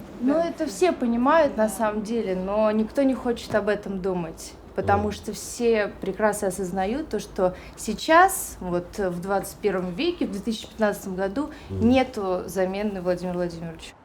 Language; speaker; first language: Russian; native; Russian